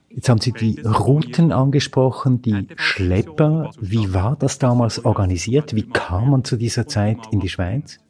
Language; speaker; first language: German; native; German